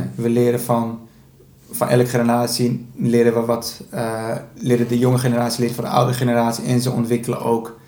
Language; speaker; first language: Dutch; early bilingual, other home language; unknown